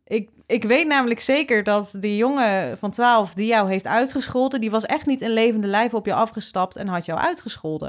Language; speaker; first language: Dutch; native; Dutch